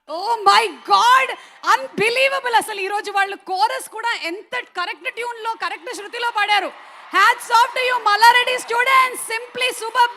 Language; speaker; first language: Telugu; native; Telugu